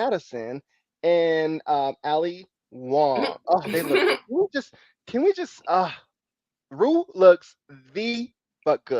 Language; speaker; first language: English; native; English